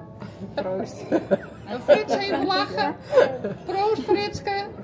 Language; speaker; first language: Dutch; native; Dutch